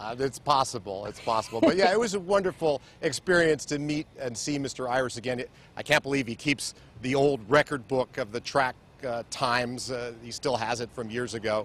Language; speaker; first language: English; native; English